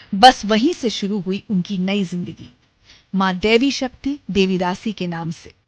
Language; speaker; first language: Hindi; native; Hindi